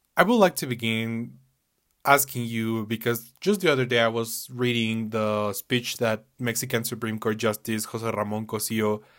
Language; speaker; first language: English; non-native, fluent; Spanish